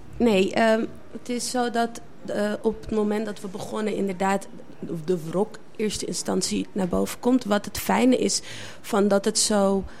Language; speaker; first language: Dutch; native; Dutch